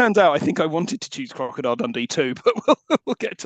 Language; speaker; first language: English; native; English